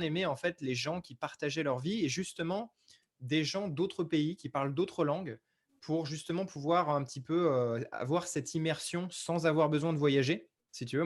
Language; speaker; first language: French; native; French